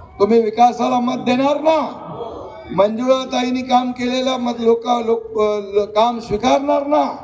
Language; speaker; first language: Marathi; native; Marathi